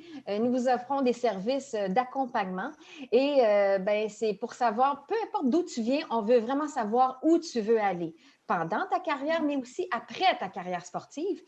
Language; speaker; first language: French; native; French